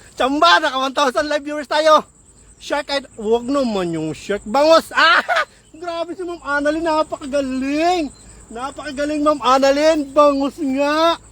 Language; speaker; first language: Filipino; non-native, local second language; Waray